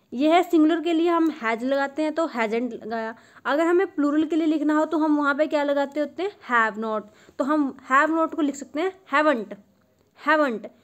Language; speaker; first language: Hindi; native; Hindi